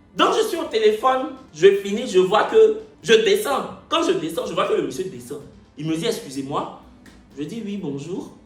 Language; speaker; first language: French; native; French